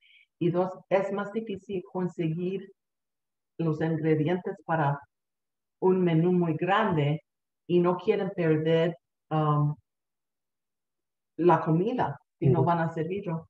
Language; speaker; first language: Spanish; early bilingual, heritage; Spanish